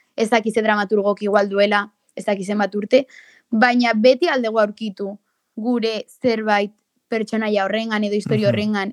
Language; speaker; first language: Basque; native; Basque